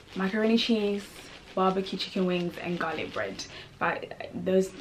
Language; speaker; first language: English; non-native, local second language; Kinyarwanda